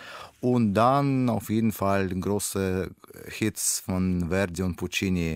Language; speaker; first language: German; non-native, learner; Russian